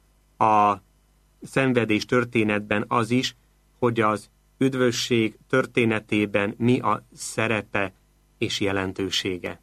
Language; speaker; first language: Hungarian; native; Hungarian